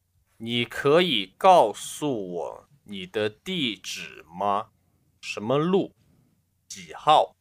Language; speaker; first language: Chinese; non-native, learner; English